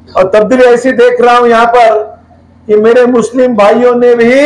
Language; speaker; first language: Hindi; non-native, local second language; Marathi